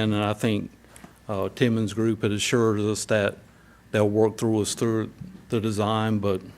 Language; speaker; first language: English; native; English